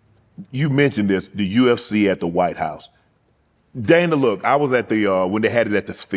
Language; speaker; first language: English; native; English